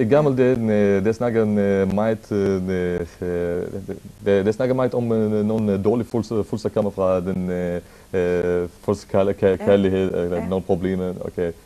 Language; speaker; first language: Danish; non-native, learner; Arabic